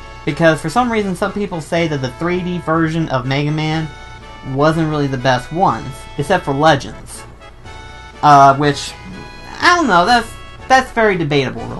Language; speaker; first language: English; native; English